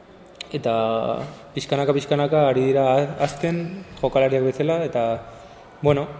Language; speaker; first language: Basque; non-native, local second language; Spanish